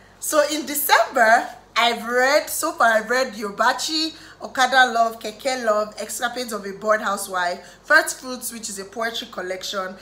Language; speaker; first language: English; native; English